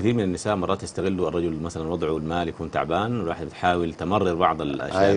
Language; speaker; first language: Arabic; native; Arabic